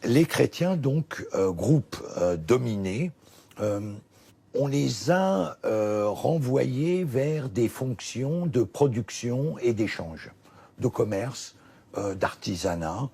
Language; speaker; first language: French; native; French